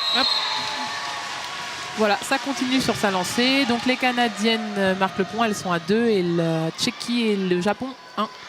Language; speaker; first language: French; native; French